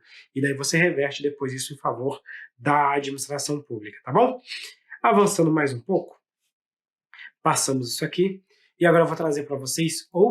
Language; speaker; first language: Portuguese; native; Portuguese